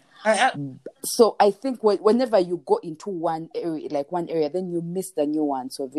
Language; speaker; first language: English; non-native, local second language; Nyankole